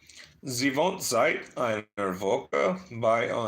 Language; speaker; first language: German; non-native, learner; English